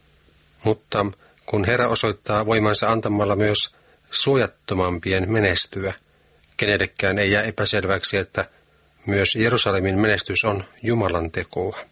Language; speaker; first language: Finnish; native; Finnish